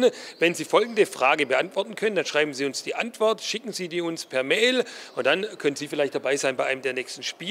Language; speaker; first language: German; native; German